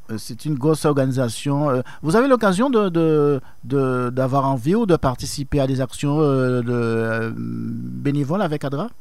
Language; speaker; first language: French; native; French